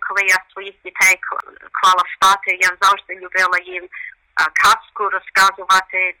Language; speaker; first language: Ukrainian; early bilingual, heritage; Ukrainian